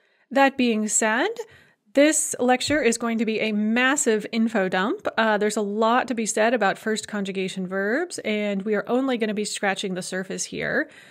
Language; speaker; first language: English; native; English